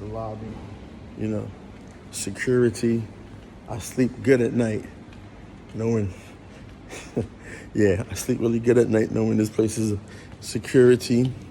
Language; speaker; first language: English; native; English